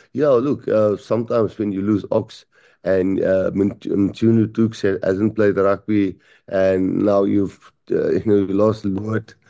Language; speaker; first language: English; non-native, local second language; Afrikaans